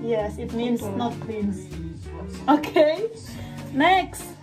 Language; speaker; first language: English; non-native, learner; Indonesian